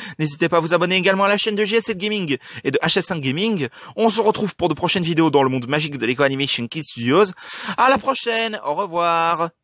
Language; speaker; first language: French; native; French